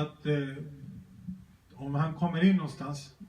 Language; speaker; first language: Swedish; early bilingual, other home language; Spanish